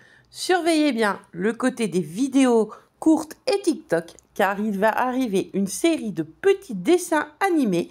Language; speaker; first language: French; native; French